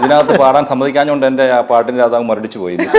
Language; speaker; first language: Malayalam; native; Malayalam